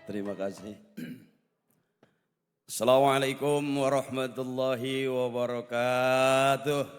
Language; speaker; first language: Malay; native; Malay